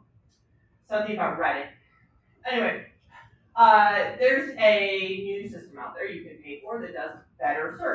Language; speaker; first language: English; native; English